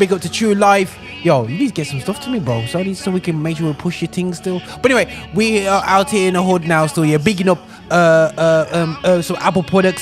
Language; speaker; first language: English; native; English